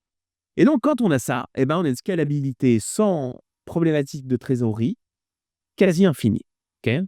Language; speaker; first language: French; native; French